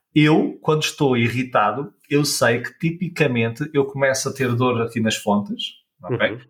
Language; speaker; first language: Portuguese; native; Portuguese